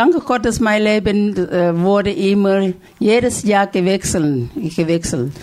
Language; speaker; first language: German; non-native, learner; Thai